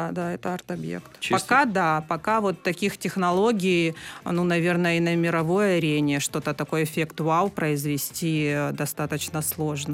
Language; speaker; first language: Russian; native; Russian